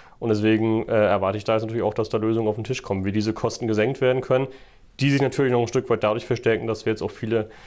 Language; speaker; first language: German; native; German